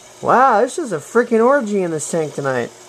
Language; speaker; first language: English; native; English